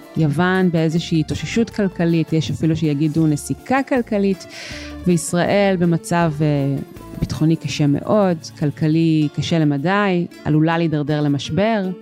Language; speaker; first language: Hebrew; native; Hebrew